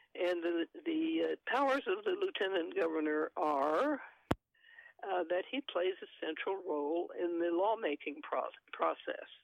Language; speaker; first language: English; native; English